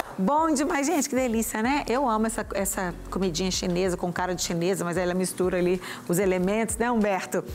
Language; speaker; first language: Portuguese; native; Portuguese